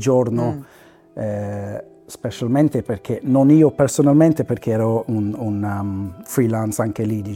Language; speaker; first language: Italian; non-native, fluent; English